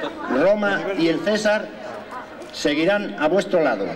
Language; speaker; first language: Spanish; native; Spanish